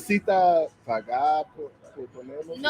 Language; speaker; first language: Spanish; non-native, learner; English